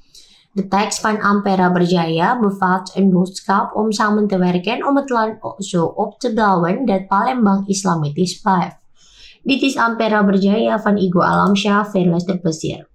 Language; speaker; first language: Dutch; non-native, fluent; Indonesian